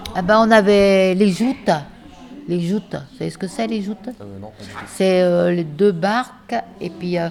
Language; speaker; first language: French; native; French